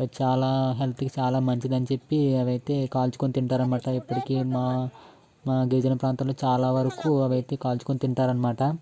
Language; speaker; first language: Telugu; non-native, local second language; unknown